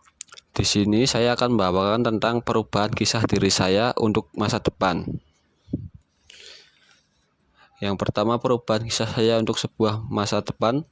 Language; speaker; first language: Indonesian; native; Indonesian